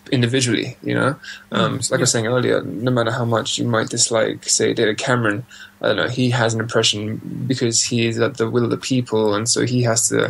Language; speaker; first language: English; native; English